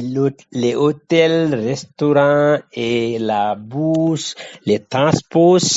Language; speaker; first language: French; non-native, learner; Nepali